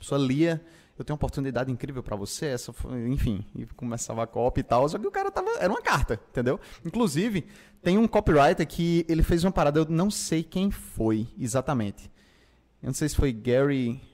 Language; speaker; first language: Portuguese; native; Portuguese